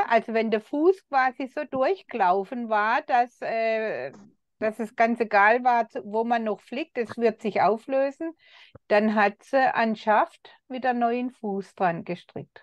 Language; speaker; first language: German; native; German